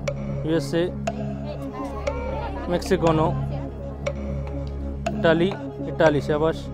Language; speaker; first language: English; non-native, local second language; Telugu